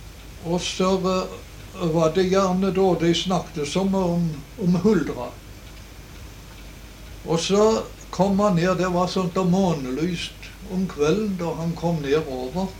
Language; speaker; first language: Norwegian; native; Norwegian